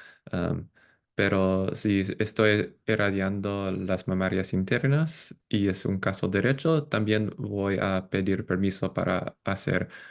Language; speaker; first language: Spanish; non-native, fluent; English